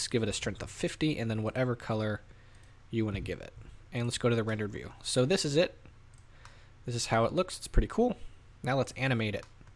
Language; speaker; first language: English; native; English